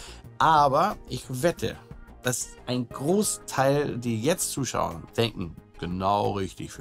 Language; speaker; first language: German; native; German